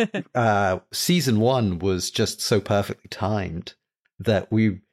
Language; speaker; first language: English; native; English